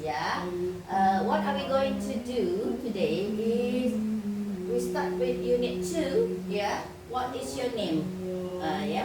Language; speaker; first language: English; non-native, fluent; Indonesian